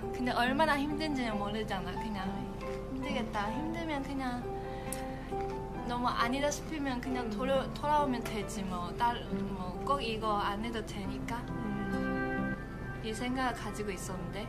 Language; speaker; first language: Korean; non-native, fluent; Chinese